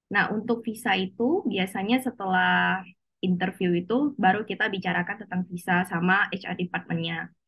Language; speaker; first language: Indonesian; native; Indonesian